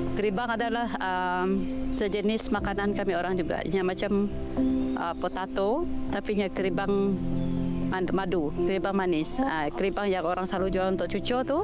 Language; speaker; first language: Malay; non-native, local second language; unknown